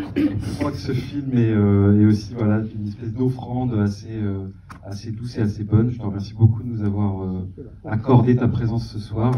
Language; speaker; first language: French; native; French